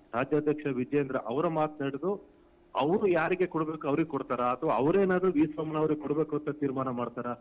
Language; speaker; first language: Kannada; native; Kannada